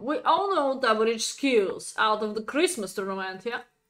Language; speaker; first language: English; non-native, fluent; Bulgarian